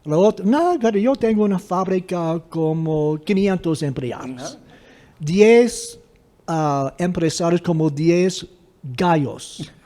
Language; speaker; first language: Spanish; non-native, fluent; English